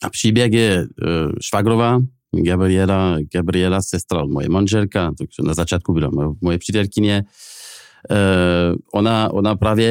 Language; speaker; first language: Czech; non-native, fluent; French